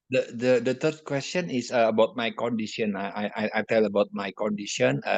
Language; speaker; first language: English; non-native, learner; Indonesian